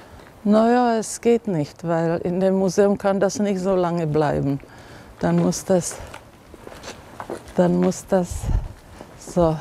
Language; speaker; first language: German; non-native, learner; Czech